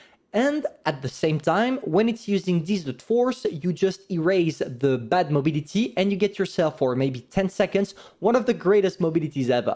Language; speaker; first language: English; non-native, fluent; French